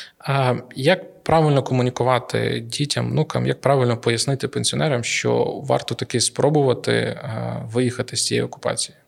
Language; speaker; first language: Ukrainian; native; Ukrainian